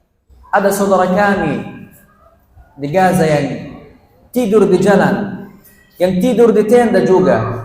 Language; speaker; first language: Indonesian; non-native, fluent; Arabic